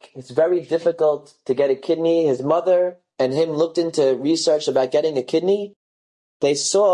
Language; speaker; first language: English; native; English